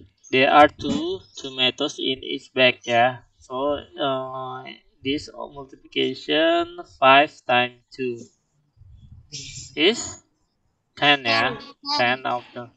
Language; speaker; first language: English; non-native, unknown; Indonesian